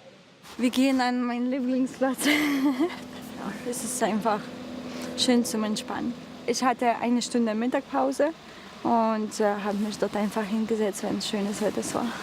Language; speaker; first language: German; non-native, fluent; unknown